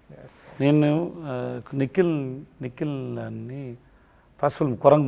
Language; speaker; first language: Telugu; non-native, learner; Tamil